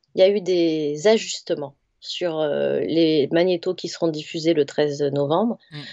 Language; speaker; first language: French; native; French